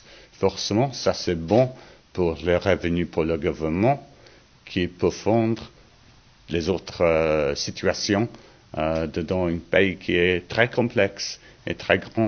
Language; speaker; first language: French; non-native, learner; English